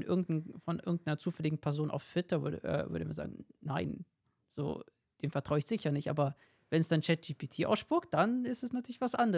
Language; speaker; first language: German; native; German